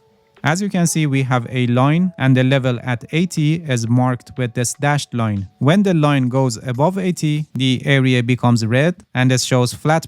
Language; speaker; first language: English; non-native, fluent; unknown